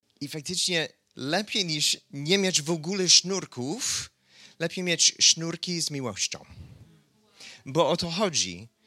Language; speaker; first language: Polish; non-native, fluent; English